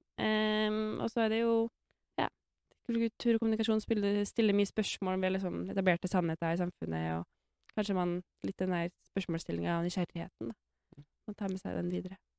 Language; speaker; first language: Norwegian; native; Norwegian